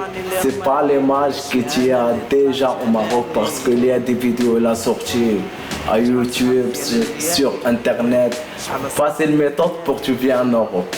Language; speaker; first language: French; non-native, local second language; Arabic